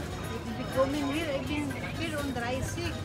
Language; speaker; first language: German; non-native, learner; Cebuano